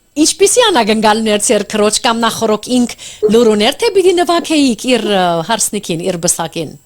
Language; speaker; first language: Armenian; early bilingual, heritage; Armenian